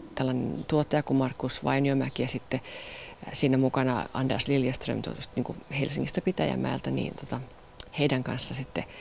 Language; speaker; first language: Finnish; native; Finnish